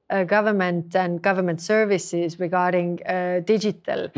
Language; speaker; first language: English; non-native, fluent; Estonian